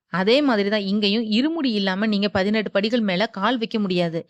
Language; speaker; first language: Tamil; native; Tamil